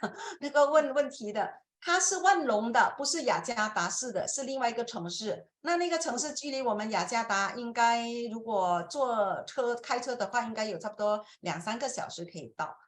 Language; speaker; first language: Chinese; non-native, fluent; Indonesian